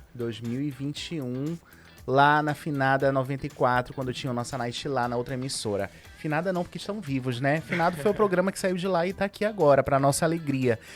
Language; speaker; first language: Portuguese; native; Portuguese